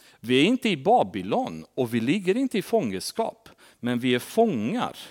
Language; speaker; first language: Swedish; non-native, fluent; Romanian